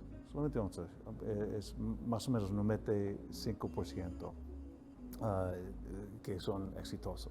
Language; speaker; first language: Spanish; non-native, fluent; English